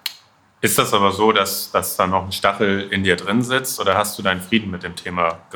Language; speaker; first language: German; native; German